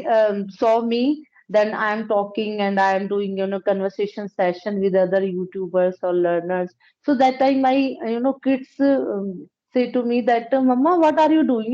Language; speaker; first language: English; non-native, local second language; Punjabi